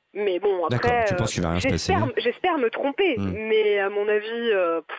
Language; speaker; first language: French; native; French